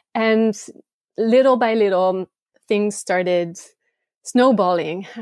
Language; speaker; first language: English; non-native, fluent; French